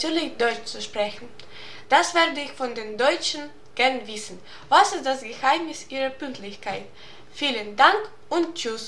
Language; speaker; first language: German; non-native, learner; Ukrainian